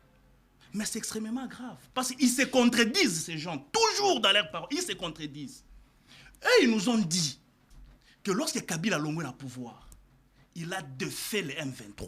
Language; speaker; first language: French; non-native, local second language; Lingala